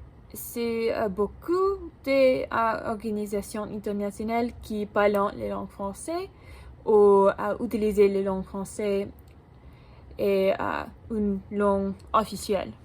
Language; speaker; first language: French; non-native, learner; English